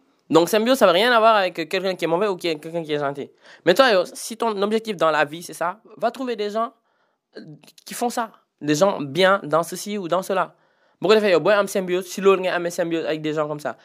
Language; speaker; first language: French; non-native, local second language; Wolof